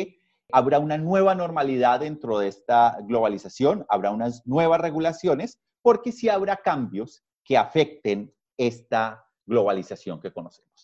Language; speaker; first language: Spanish; native; Spanish